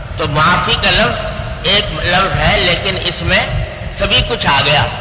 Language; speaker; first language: Urdu; native; Urdu